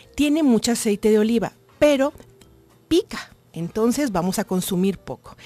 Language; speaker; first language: Spanish; native; Spanish